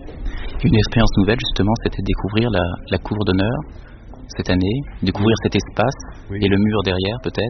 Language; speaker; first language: French; native; French